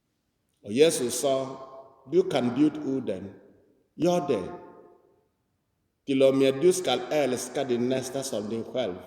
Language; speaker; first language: Swedish; non-native, fluent; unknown